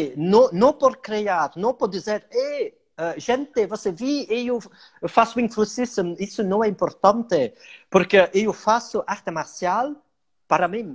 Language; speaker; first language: Portuguese; non-native, learner; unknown